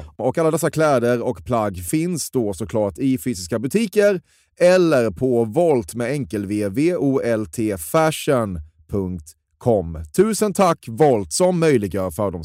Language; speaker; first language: Swedish; native; Swedish